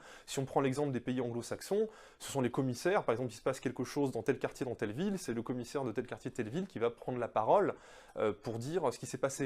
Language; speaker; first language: French; native; French